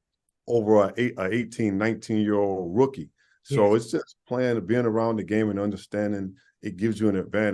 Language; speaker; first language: English; native; English